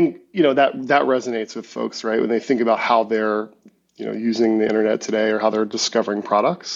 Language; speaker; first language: English; native; English